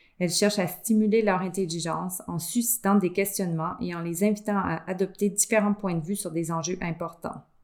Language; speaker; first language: French; native; French